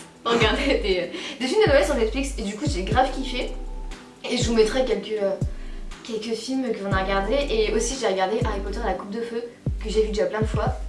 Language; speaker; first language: French; native; French